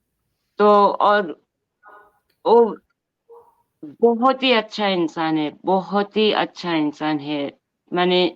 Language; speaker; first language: Hindi; non-native, local second language; Bangla